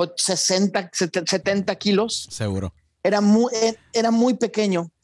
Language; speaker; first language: Spanish; native; Spanish